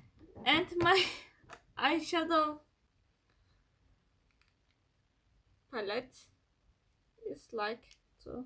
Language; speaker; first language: English; non-native, learner; Turkish